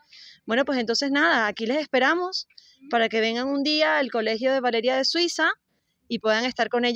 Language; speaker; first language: Spanish; native; Spanish